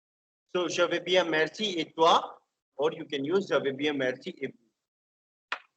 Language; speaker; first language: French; non-native, fluent; Hindi